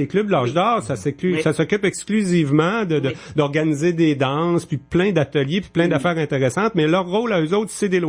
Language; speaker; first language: French; native; French